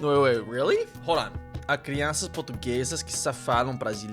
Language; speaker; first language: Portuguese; non-native, learner; English